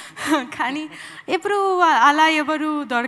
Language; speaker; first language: Telugu; non-native, learner; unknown